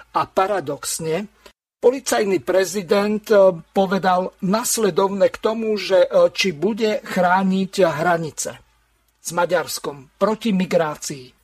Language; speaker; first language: Slovak; native; Slovak